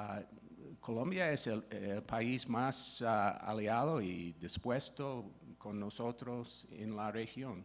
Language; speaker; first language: Spanish; non-native, fluent; English